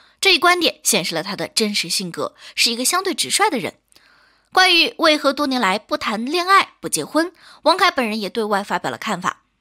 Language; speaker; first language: Chinese; native; Chinese